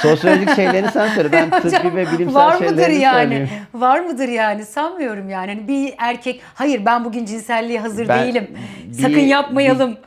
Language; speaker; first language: Turkish; native; Turkish